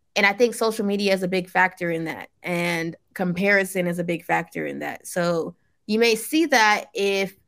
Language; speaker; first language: English; early bilingual, other home language; Yoruba